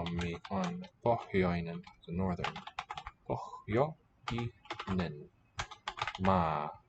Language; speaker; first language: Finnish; non-native, learner; English